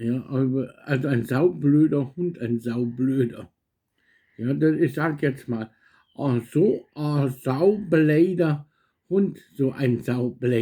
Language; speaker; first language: German; native; German